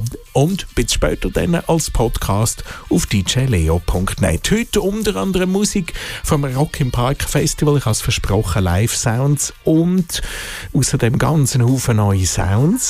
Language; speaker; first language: German; native; German